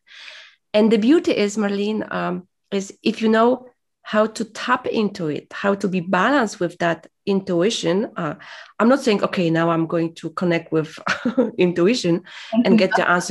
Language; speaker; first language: English; non-native, fluent; Polish